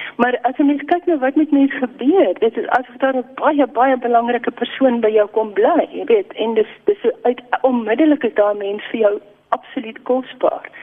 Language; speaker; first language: Afrikaans; native; Afrikaans